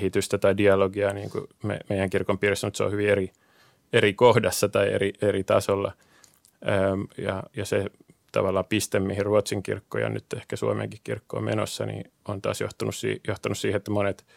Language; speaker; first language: Finnish; native; Finnish